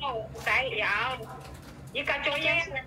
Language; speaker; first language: Cantonese; non-native, learner; Indonesian